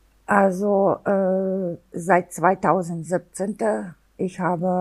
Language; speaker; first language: German; non-native, local second language; Albanian